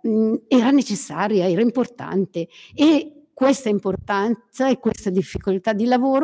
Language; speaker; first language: Italian; native; Italian